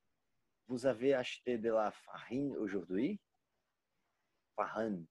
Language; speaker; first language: French; non-native, learner; Portuguese